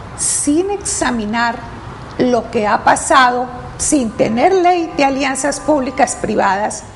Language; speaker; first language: Spanish; native; Spanish